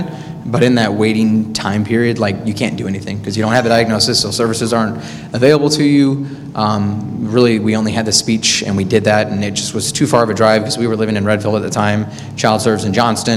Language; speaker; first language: English; native; English